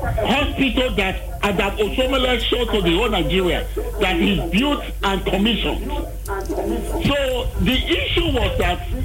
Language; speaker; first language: English; non-native, local second language; Bini